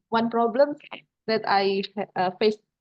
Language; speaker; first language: English; non-native, fluent; Indonesian